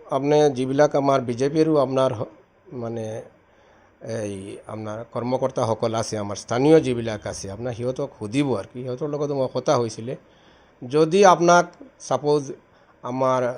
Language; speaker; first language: Assamese; non-native, local second language; Sylheti